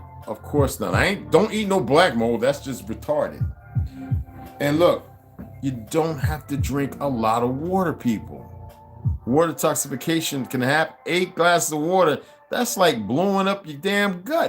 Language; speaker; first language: English; native; English